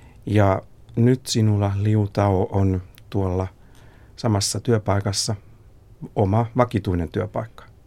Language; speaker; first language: Finnish; native; Finnish